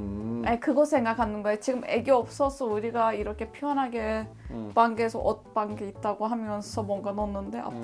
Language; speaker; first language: Korean; non-native, learner; Turkish